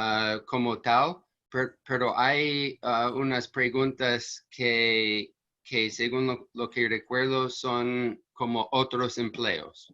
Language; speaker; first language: Spanish; non-native, fluent; English